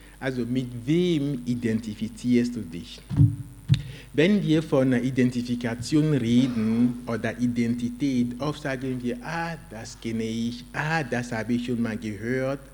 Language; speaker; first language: German; non-native, fluent; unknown